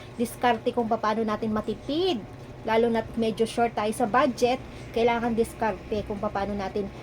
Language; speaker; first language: Filipino; native; Filipino